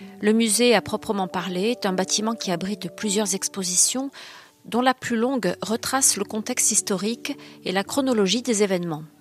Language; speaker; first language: French; native; French